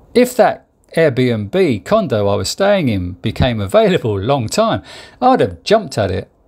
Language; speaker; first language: English; native; English